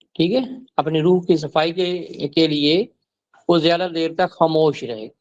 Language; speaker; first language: Urdu; non-native, local second language; Punjabi